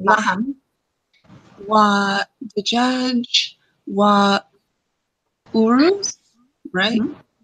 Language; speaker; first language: Arabic; non-native, learner; English